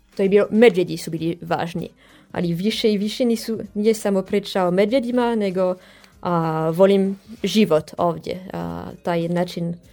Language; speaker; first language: Serbian; non-native, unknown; French